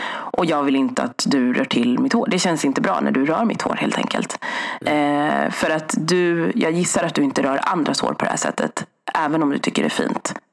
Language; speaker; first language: Swedish; early bilingual, other home language; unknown